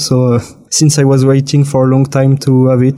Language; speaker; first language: English; non-native, fluent; French